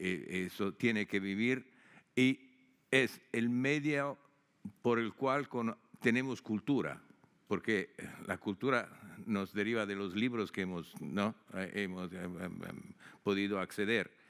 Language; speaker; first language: Spanish; non-native, fluent; Italian